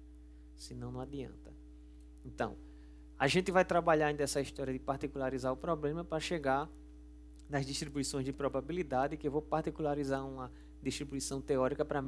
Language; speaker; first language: Portuguese; native; Portuguese